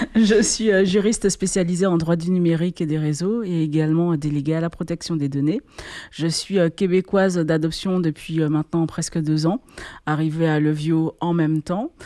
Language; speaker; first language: French; native; French